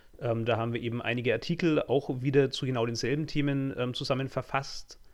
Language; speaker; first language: German; native; German